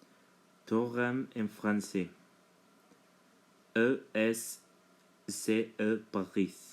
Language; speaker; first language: French; non-native, learner; Spanish